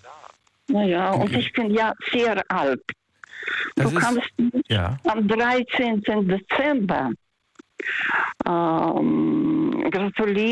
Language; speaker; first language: German; non-native, fluent; Russian